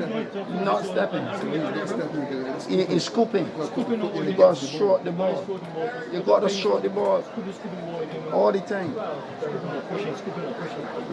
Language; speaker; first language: English; native; English